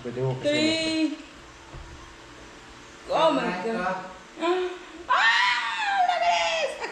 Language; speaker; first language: English; non-native, local second language; Cebuano